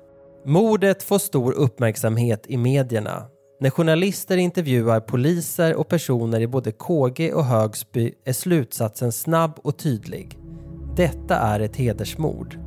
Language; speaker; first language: Swedish; native; Swedish